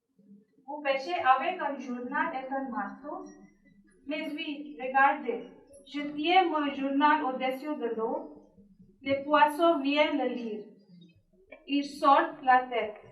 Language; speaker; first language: French; non-native, learner; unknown